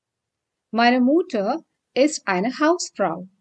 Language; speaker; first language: German; non-native, fluent; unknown